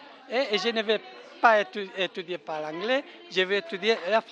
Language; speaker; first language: French; non-native, learner; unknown